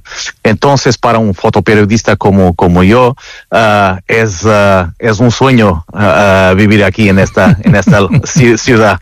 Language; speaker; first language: Spanish; non-native, fluent; Portuguese